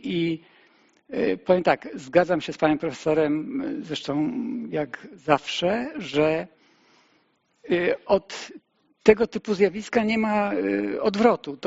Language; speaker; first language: Polish; native; Polish